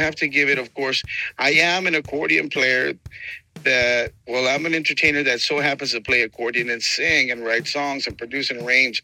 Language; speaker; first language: English; early bilingual, other home language; Spanish